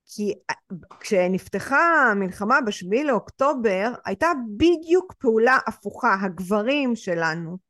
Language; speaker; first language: Hebrew; native; Hebrew